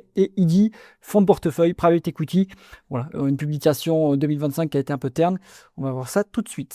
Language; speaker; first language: French; native; French